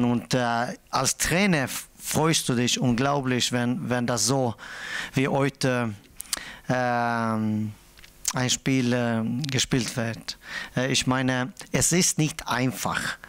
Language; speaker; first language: German; non-native, fluent; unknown